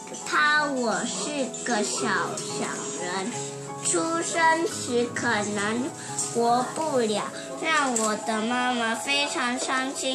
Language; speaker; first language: Chinese; early bilingual, heritage; Chinese